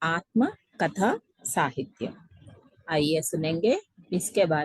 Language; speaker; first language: Hindi; non-native, local second language; Telugu